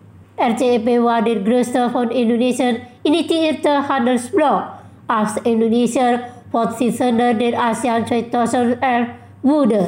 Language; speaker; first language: German; non-native, learner; Indonesian